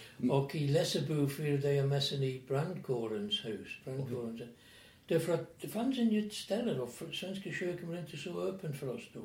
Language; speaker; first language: Swedish; non-native, fluent; English